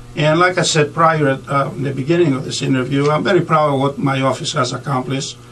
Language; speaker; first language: English; non-native, fluent; Greek